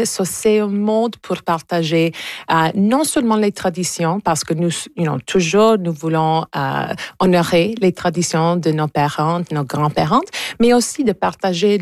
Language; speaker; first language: French; non-native, local second language; English